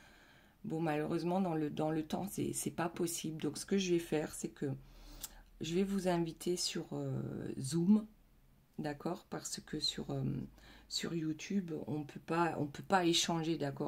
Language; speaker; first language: French; native; French